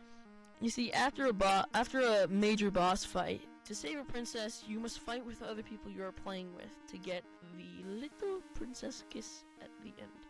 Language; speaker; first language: English; native; English